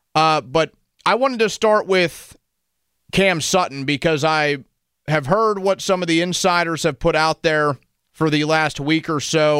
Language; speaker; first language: English; native; English